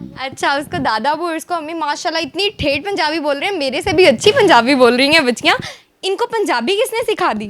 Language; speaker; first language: Urdu; native; Urdu